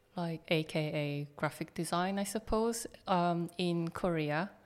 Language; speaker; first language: English; non-native, fluent; Korean